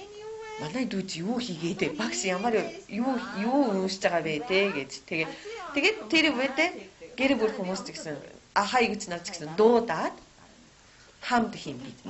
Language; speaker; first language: Mongolian; non-native, learner; Japanese